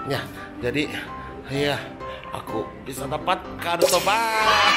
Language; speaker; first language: Indonesian; non-native, fluent; Japanese